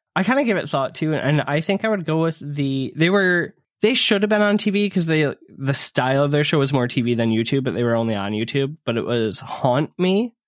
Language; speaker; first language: English; native; English